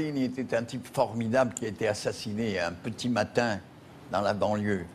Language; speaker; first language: French; native; French